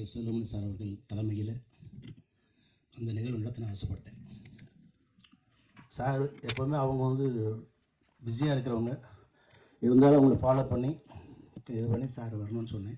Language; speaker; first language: Tamil; native; Tamil